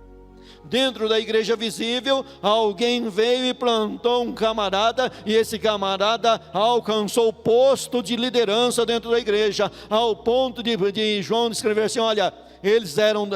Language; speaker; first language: Portuguese; native; Portuguese